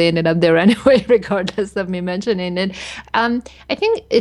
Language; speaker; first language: English; early bilingual, other home language; Hungarian